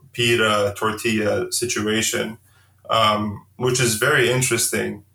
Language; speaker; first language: English; early bilingual, heritage; Arabic